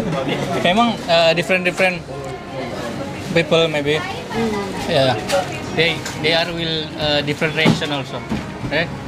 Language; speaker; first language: English; non-native, learner; Indonesian